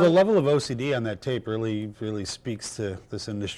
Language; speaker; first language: English; native; English